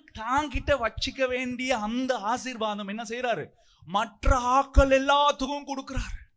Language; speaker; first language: Tamil; non-native, local second language; Sinhala